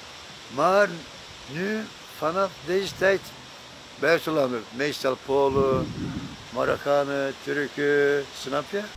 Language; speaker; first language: Dutch; non-native, learner; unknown